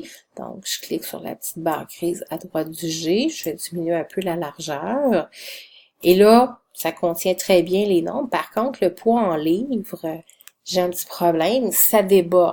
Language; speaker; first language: French; native; French